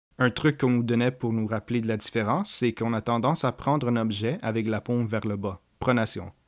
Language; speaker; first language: French; native; French